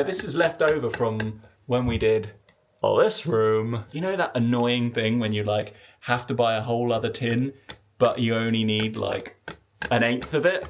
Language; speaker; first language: English; native; English